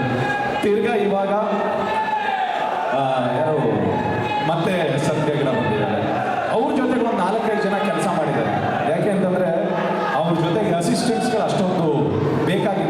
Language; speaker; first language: Kannada; native; Kannada